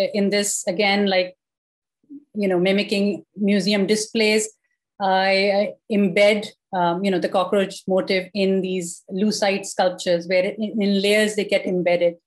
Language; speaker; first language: English; non-native, local second language; Urdu